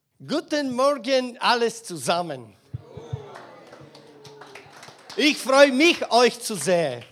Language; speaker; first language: German; non-native, learner; Bulgarian